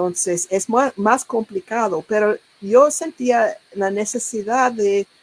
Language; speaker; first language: Spanish; non-native, learner; English